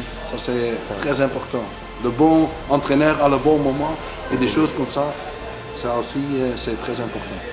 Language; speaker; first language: French; non-native, fluent; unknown